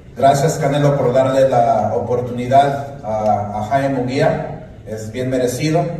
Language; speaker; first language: Spanish; early bilingual, heritage; Spanish